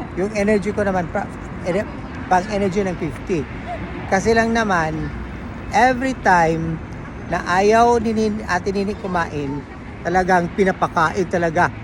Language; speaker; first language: Filipino; native; Filipino